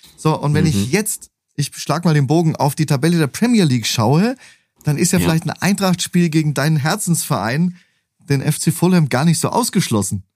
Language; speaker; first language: German; native; German